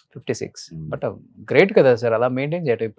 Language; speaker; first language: Telugu; native; Telugu